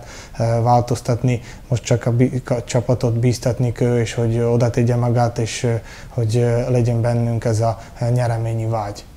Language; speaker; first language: Hungarian; early bilingual, heritage; Hungarian